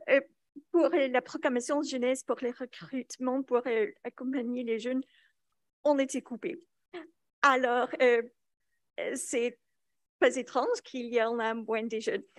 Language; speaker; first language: French; non-native, local second language; English